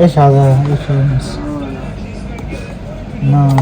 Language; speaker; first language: Arabic; non-native, learner; Bangla